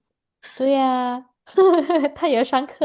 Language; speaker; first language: Chinese; non-native, fluent; Indonesian